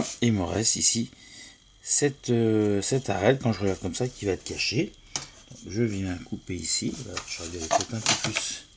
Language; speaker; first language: French; native; French